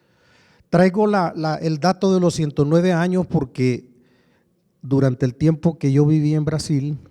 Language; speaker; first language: Spanish; native; Spanish